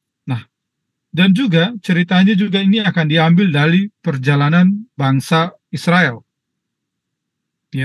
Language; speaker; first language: Indonesian; native; Indonesian